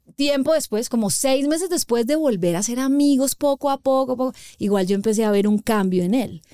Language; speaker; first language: Spanish; native; Spanish